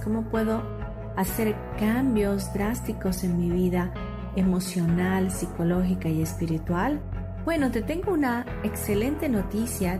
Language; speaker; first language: Spanish; native; Spanish